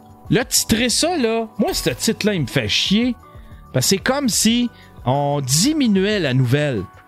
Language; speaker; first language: French; native; French